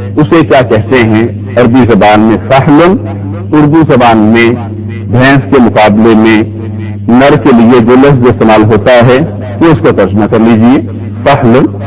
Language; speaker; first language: Urdu; non-native, local second language; Punjabi